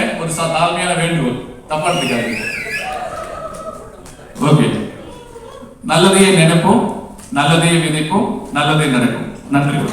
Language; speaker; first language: Tamil; native; Tamil